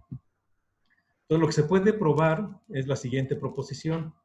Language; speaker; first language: Spanish; native; Spanish